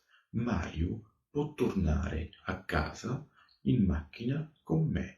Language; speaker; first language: Italian; non-native, fluent; Georgian